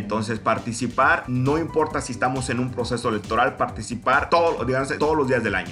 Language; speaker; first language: Spanish; native; Spanish